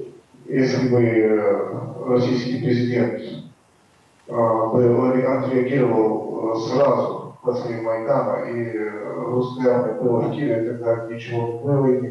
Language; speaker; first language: Russian; non-native, fluent; Bulgarian